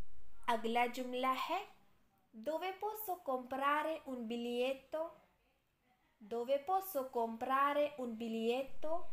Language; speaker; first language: Italian; non-native, fluent; Urdu